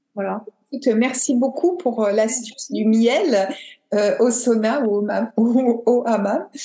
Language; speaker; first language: French; native; French